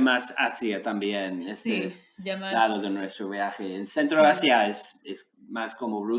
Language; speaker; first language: Spanish; non-native, learner; English